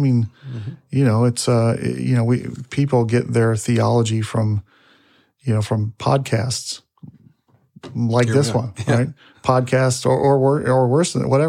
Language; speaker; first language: English; native; English